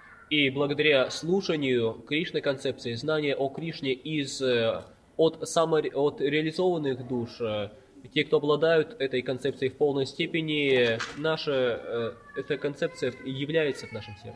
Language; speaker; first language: Russian; native; Russian